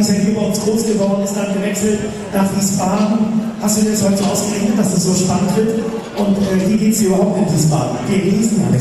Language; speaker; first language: German; native; German